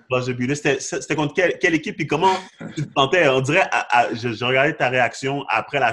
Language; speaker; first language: French; native; French